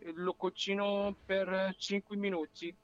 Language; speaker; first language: Italian; non-native, learner; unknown